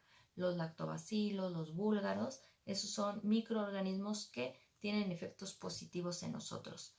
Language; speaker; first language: Spanish; native; Spanish